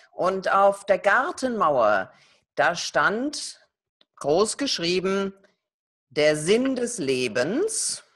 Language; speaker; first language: German; native; German